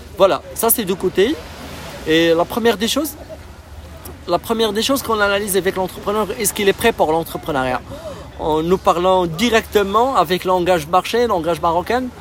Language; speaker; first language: French; non-native, local second language; Arabic